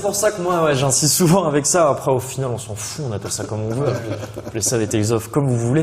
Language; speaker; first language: French; native; French